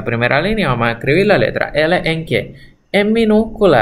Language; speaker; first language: Spanish; native; Spanish